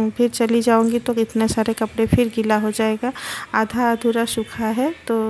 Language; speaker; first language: Hindi; non-native, local second language; Bangla